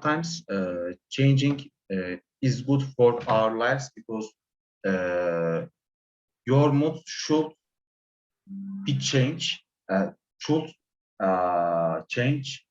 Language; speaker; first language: English; non-native, learner; Turkish